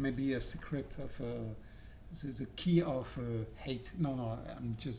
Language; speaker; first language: English; non-native, learner; French